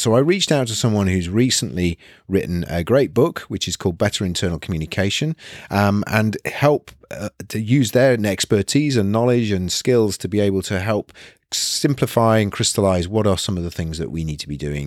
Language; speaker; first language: English; native; English